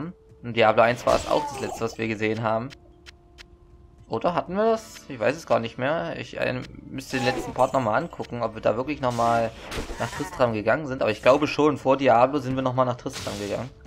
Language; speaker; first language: German; native; German